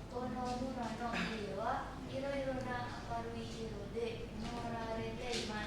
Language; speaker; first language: Japanese; non-native, learner; Indonesian